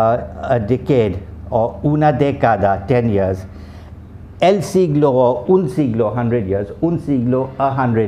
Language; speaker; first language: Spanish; non-native, fluent; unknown